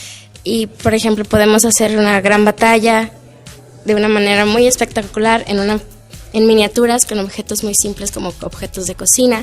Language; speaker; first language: Spanish; native; Spanish